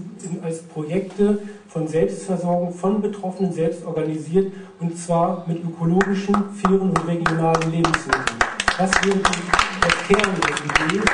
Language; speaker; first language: German; native; German